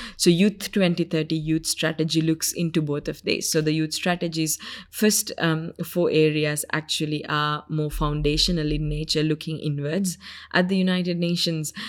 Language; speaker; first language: English; non-native, local second language; Sinhala